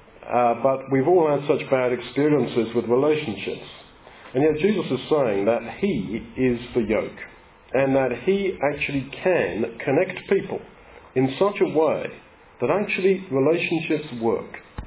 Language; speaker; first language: English; native; English